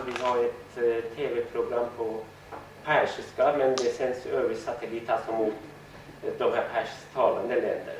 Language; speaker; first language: Swedish; non-native, fluent; Persian